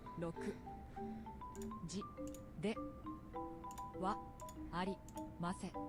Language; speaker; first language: Japanese; non-native, learner; English